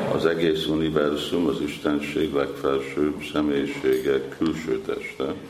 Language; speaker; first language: Hungarian; early bilingual, heritage; Hungarian